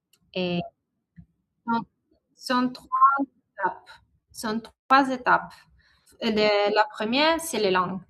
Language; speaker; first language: French; non-native, learner; Italian